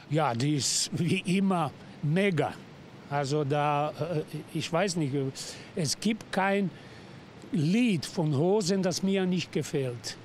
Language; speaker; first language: German; non-native, fluent; Serbian